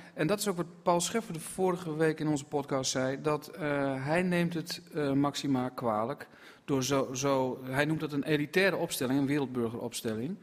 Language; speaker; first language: Dutch; native; Dutch